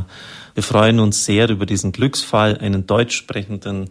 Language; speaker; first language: German; native; German